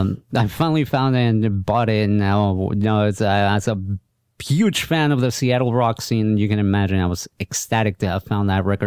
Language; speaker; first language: English; native; English